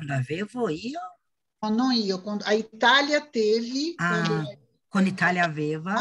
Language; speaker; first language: Italian; non-native, learner; Portuguese